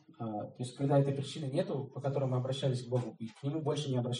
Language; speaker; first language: Russian; native; Russian